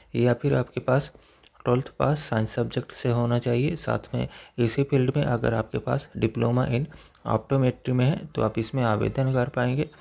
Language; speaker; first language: Hindi; native; Hindi